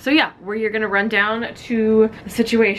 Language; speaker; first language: English; native; English